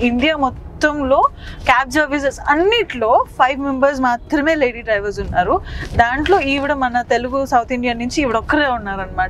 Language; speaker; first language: Telugu; native; Telugu